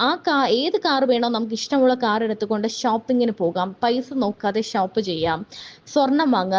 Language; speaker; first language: Malayalam; native; Malayalam